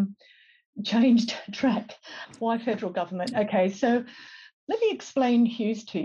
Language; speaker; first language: English; native; English